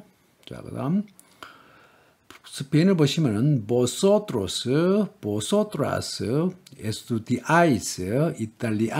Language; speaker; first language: Spanish; non-native, learner; Korean